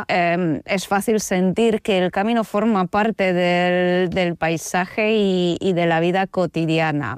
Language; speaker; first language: Spanish; non-native, fluent; Polish